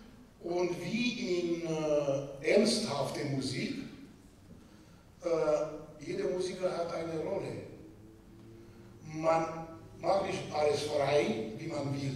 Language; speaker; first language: German; non-native, fluent; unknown